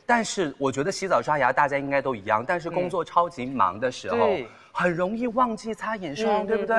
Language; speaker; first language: Chinese; native; Chinese